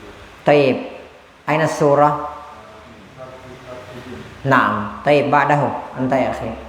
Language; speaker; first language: Arabic; non-native, fluent; Indonesian